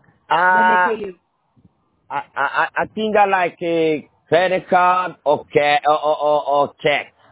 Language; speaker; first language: English; non-native, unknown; Portuguese